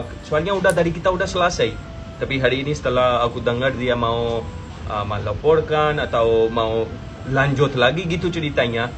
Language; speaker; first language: Indonesian; non-native, fluent; Hindi